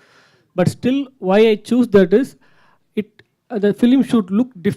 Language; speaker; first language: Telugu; non-native, learner; Tamil